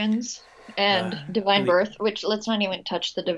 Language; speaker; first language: English; non-native, local second language; Filipino